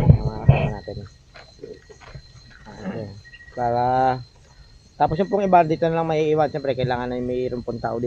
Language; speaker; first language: Filipino; native; Filipino